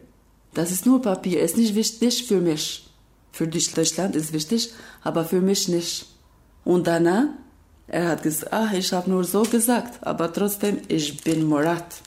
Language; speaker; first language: German; non-native, learner; Albanian